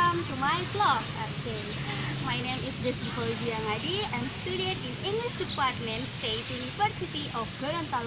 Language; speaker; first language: English; non-native, learner; Indonesian